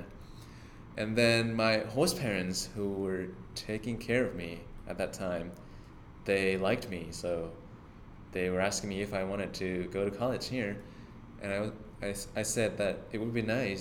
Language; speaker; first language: English; non-native, fluent; Thai